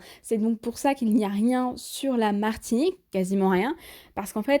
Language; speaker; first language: French; native; French